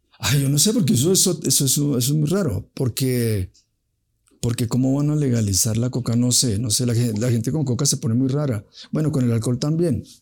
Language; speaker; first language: Spanish; native; Spanish